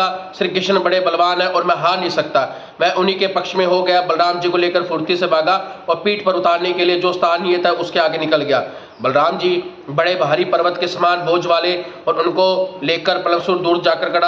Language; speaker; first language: Hindi; native; Hindi